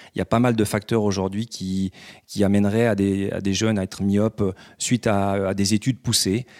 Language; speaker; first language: French; native; French